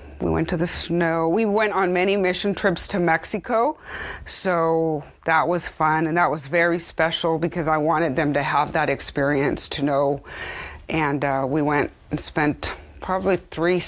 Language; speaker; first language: English; early bilingual, other home language; Spanish